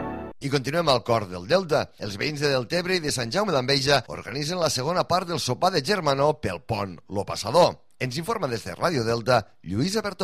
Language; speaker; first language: Catalan; native; Catalan